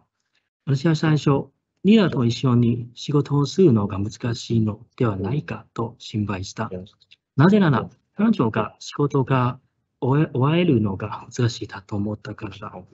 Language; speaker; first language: Japanese; non-native, learner; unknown